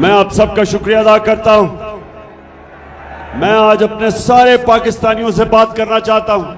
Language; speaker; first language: Urdu; native; Urdu